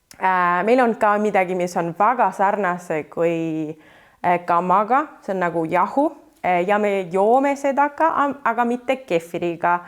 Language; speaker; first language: Estonian; non-native, fluent; Spanish